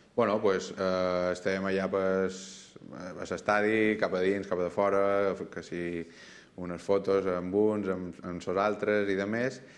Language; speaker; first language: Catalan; native; Catalan